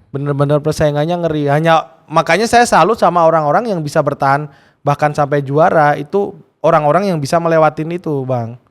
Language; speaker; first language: Indonesian; native; Indonesian